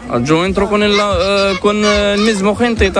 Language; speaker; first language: Spanish; non-native, learner; Arabic